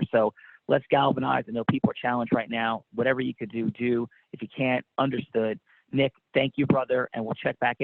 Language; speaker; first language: English; native; English